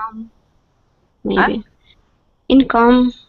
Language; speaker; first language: English; non-native, learner; Russian